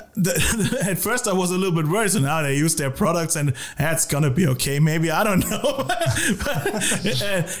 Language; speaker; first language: English; non-native, fluent; German